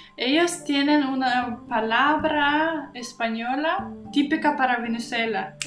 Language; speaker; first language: Spanish; non-native, learner; Kazakh